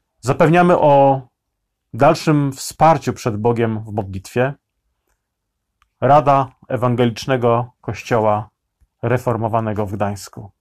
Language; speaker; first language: Polish; native; Polish